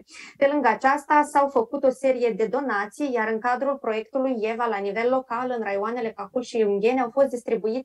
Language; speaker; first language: Romanian; native; Romanian